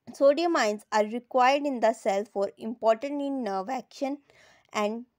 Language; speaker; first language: English; non-native, local second language; Punjabi